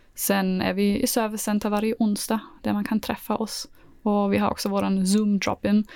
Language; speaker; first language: Swedish; non-native, fluent; German